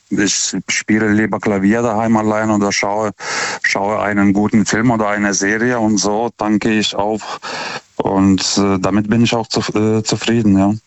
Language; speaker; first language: German; non-native, fluent; Lithuanian